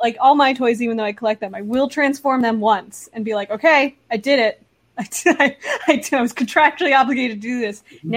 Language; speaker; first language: English; native; English